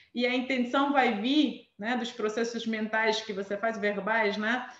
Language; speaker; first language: Portuguese; non-native, fluent; Armenian